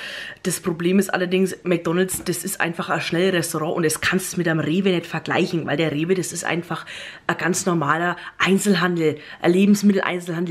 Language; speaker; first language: German; native; German